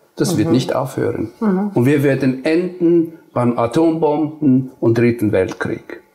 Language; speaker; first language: German; non-native, fluent; Nepali